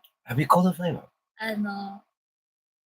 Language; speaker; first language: Japanese; non-native, learner; English